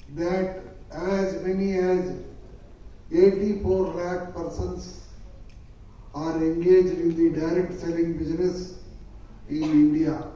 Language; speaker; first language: English; non-native, local second language; Kannada